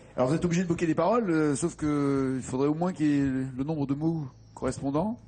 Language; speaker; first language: French; native; French